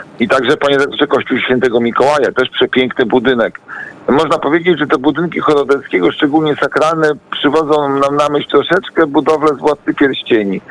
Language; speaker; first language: Polish; native; Polish